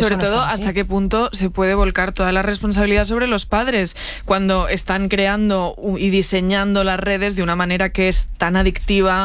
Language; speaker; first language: Spanish; native; Spanish